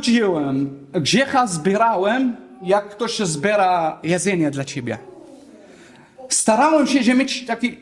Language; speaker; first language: Polish; non-native, learner; Arabic